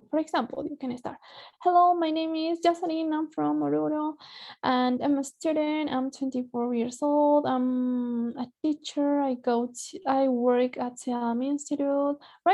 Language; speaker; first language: English; non-native, fluent; Spanish